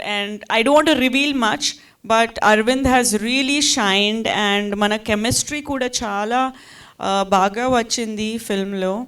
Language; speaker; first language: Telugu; non-native, fluent; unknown